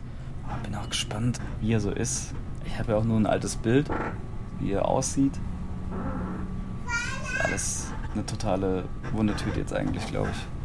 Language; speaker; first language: German; native; German